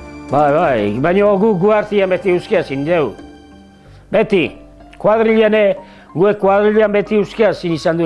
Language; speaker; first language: Basque; native; Basque